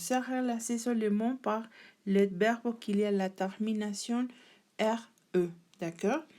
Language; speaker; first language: French; non-native, learner; Spanish